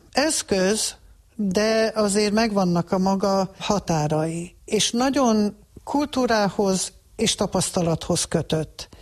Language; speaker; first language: Hungarian; early bilingual, heritage; Hungarian